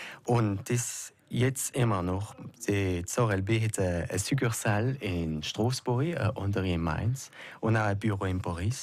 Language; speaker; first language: German; non-native, local second language; French